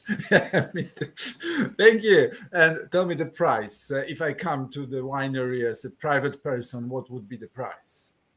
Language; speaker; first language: English; non-native, fluent; Polish